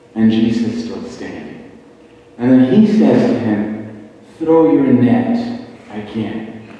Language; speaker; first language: English; native; English